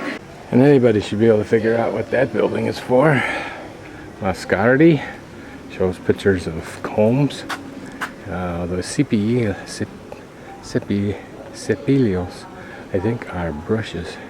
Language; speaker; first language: English; native; English